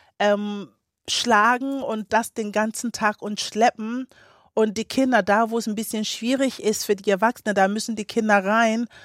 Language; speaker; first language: German; early bilingual, other home language; Akan